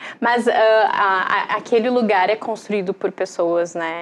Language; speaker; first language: Portuguese; native; Portuguese